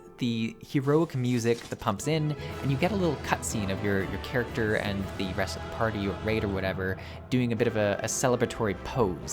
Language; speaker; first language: English; native; English